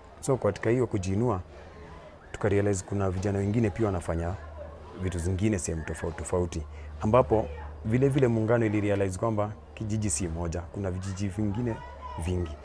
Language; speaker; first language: Swahili; native; Swahili